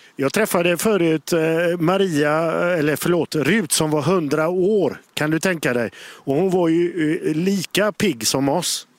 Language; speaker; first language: Swedish; native; Swedish